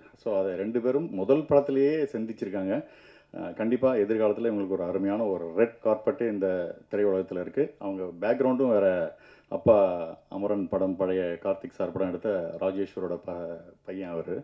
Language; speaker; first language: Tamil; native; Tamil